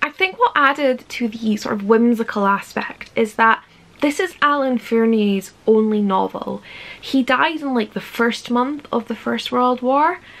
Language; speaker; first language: English; native; English